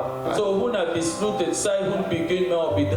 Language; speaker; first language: Danish; non-native, fluent; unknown